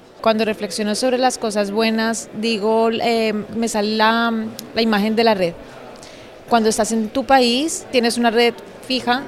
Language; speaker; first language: Spanish; native; Spanish